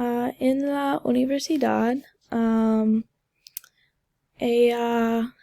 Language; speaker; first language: Spanish; non-native, learner; English